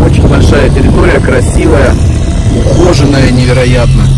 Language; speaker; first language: Russian; native; Russian